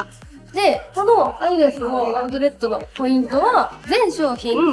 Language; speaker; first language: Japanese; native; Japanese